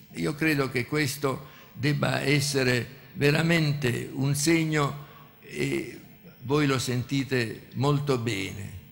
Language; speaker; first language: Italian; native; Italian